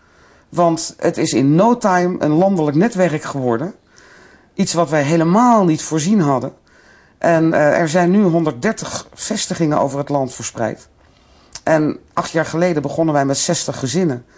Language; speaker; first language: Dutch; native; Dutch